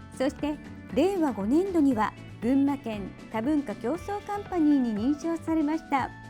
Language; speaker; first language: Japanese; native; Japanese